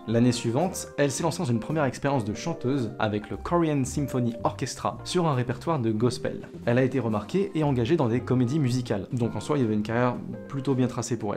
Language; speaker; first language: French; native; French